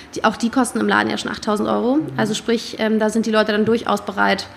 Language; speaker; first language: German; native; German